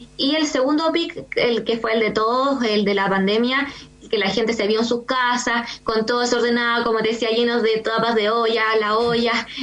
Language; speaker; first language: Spanish; native; Spanish